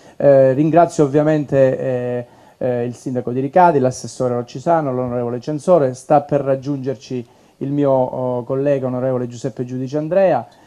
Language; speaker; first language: Italian; native; Italian